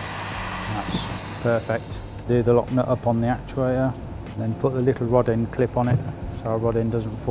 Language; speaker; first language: English; native; English